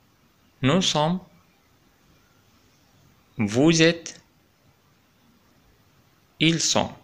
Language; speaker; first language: French; non-native, fluent; Arabic